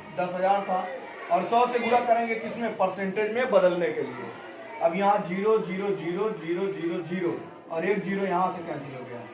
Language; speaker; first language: Hindi; native; Hindi